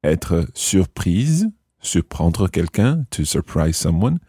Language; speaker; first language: French; non-native, fluent; English